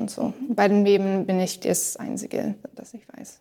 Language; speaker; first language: German; non-native, learner; English